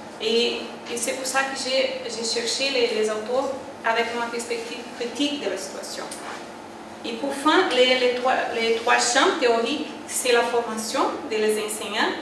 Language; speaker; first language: French; non-native, learner; Portuguese